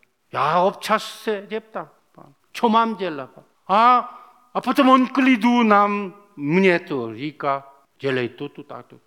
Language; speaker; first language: Czech; non-native, learner; Korean